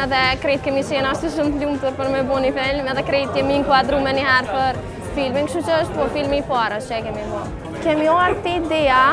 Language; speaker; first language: Albanian; native; Albanian